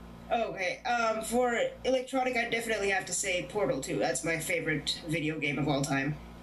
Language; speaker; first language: English; native; English